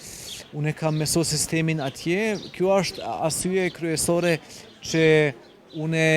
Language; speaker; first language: Albanian; non-native, fluent; German